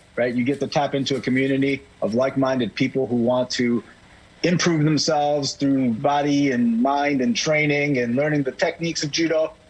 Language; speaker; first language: English; native; English